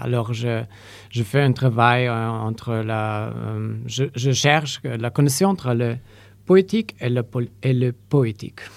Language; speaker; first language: French; non-native, learner; Polish